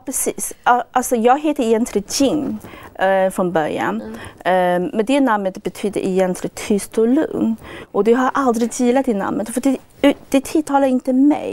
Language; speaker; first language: Swedish; non-native, fluent; Chinese